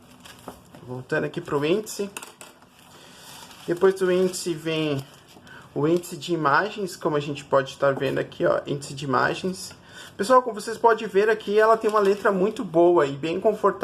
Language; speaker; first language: Portuguese; native; Portuguese